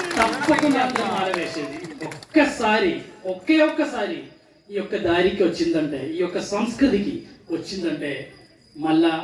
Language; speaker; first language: Telugu; non-native, fluent; Malayalam